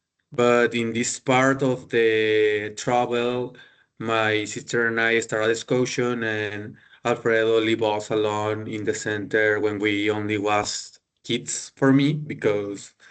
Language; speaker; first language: English; non-native, learner; Spanish